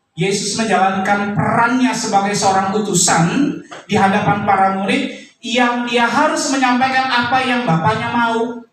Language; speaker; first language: Indonesian; native; Indonesian